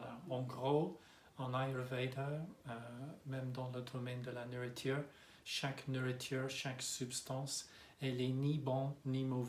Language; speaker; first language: French; non-native, fluent; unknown